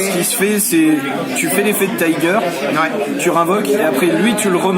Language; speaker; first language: French; native; French